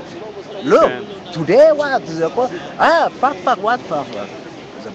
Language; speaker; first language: English; non-native, learner; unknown